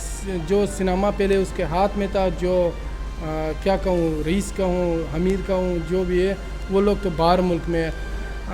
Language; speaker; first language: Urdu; non-native, local second language; Pashto